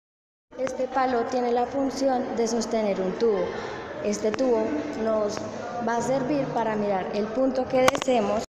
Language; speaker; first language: Spanish; native; Spanish